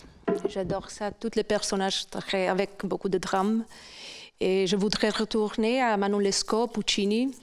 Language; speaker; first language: French; non-native, fluent; Albanian